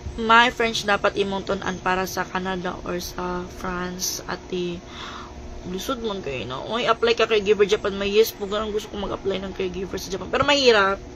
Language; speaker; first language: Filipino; non-native, local second language; Cebuano